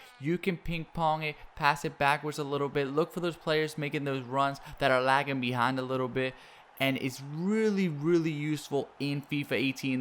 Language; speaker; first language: English; native; English